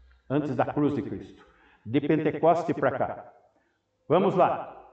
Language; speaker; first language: Portuguese; native; Portuguese